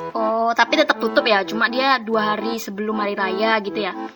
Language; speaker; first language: Indonesian; native; Indonesian